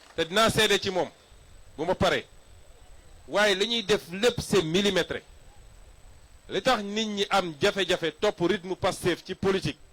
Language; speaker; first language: Wolof; non-native, local second language; Serer